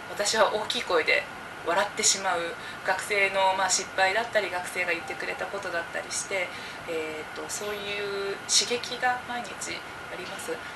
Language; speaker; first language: Japanese; native; Japanese